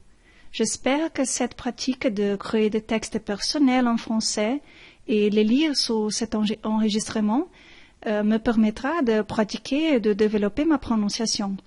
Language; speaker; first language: French; non-native, learner; Portuguese